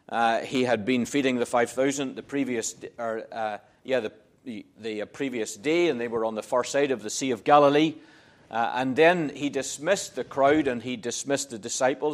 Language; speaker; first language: English; native; English